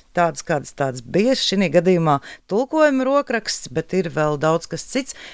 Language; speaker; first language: Latvian; native; Latvian